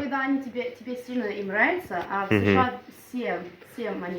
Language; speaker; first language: Russian; early bilingual, heritage; Russian